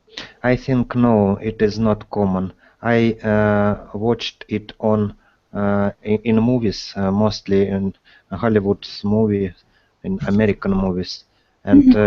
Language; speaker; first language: English; non-native, learner; Russian